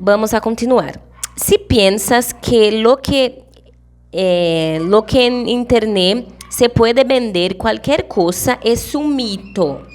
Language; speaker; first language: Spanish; non-native, fluent; Portuguese